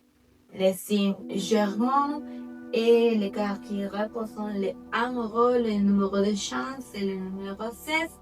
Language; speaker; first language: French; non-native, learner; Spanish